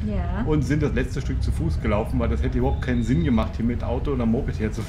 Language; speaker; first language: German; native; German